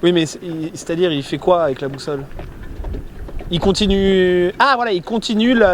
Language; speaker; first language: French; native; French